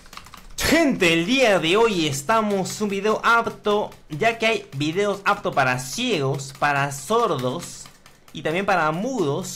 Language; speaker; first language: Spanish; native; Spanish